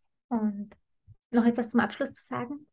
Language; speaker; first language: German; native; German